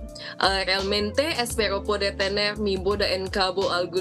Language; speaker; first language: Spanish; non-native, learner; Indonesian